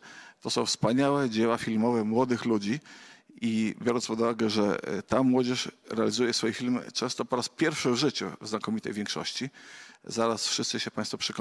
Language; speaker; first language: Polish; native; Polish